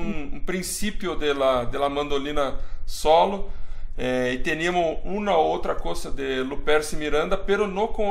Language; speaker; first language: Spanish; non-native, fluent; Portuguese